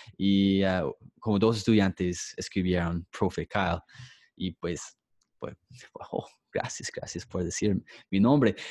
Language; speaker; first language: Spanish; non-native, fluent; English